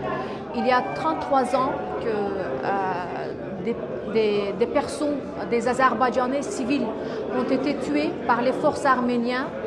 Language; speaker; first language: French; non-native, fluent; Azerbaijani